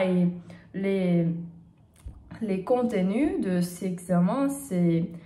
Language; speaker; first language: French; non-native, learner; Portuguese